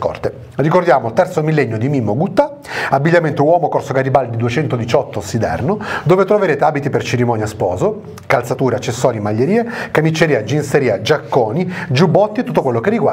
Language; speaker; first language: Italian; native; Italian